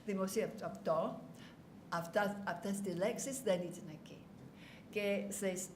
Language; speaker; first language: Greek; non-native, learner; English